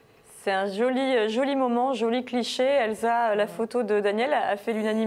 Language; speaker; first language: French; native; French